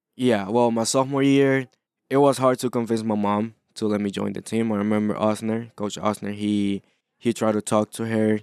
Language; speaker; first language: English; early bilingual, other home language; Spanish